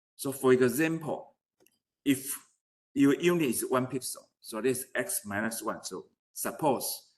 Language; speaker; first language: English; non-native, fluent; Chinese